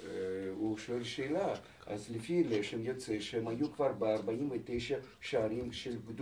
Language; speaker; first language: Hebrew; non-native, fluent; Russian